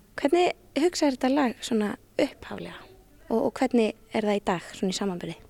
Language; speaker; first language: Icelandic; native; Icelandic